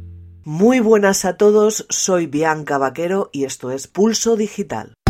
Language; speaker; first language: Spanish; native; Spanish